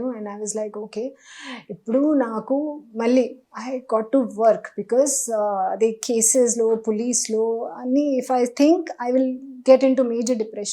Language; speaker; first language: Telugu; non-native, learner; Hindi